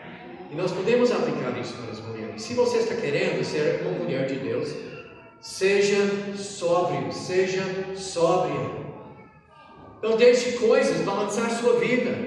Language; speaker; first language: Portuguese; non-native, fluent; English